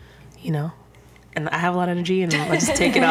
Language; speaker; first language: English; native; English